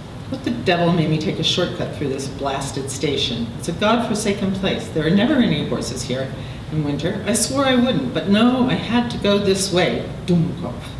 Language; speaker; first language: English; native; English